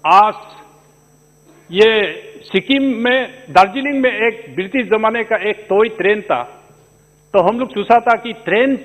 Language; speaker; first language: Hindi; non-native, local second language; Adi